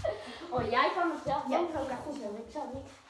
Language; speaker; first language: Dutch; native; Dutch